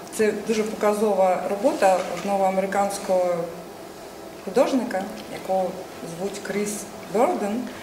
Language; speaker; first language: Ukrainian; non-native, local second language; Russian